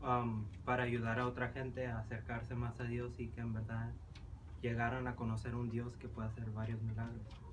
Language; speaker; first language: Spanish; early bilingual, heritage; Spanish